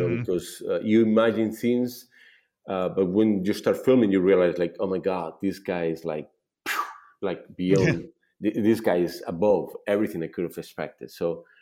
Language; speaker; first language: English; non-native, fluent; Spanish